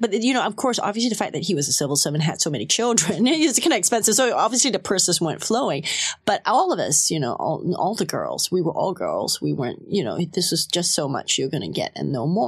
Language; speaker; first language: English; non-native, local second language; Cantonese